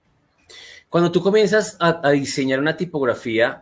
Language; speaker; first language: Spanish; native; Spanish